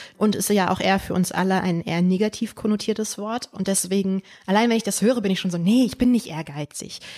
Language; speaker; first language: German; early bilingual, other home language; Polish